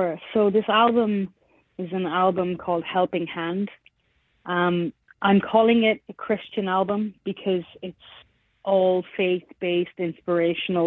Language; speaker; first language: English; native; English